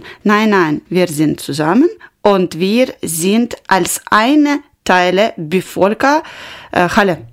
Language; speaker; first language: German; non-native, learner; Ukrainian